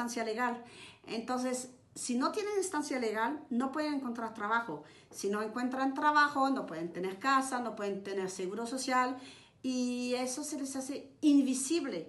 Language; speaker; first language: Spanish; non-native, fluent; French